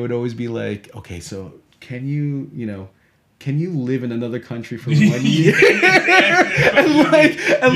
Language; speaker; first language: English; native; English